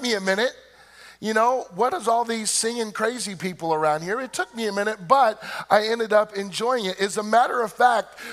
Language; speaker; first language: English; native; English